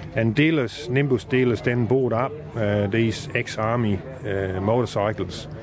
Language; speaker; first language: English; non-native, fluent; Danish